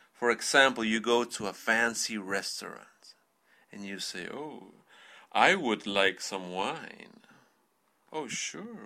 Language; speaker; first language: English; non-native, fluent; Spanish